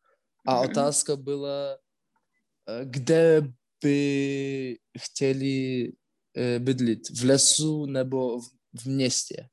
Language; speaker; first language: Czech; non-native, learner; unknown